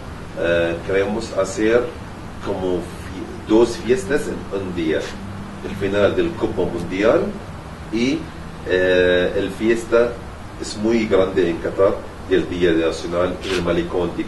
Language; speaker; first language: Spanish; non-native, learner; Arabic